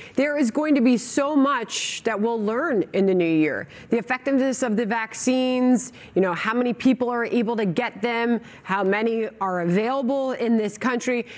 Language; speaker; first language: English; native; English